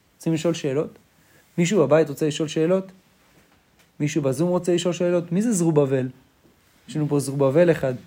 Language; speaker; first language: Hebrew; native; Hebrew